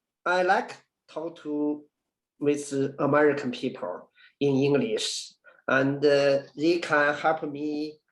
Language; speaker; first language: English; non-native, learner; Chinese